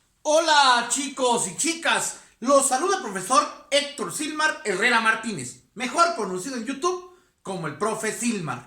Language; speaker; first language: Spanish; native; Spanish